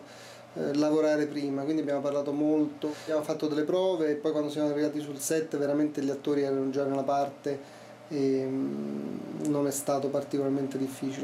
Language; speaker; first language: Italian; native; Italian